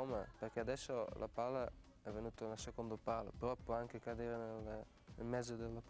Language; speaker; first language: Italian; non-native, fluent; Dutch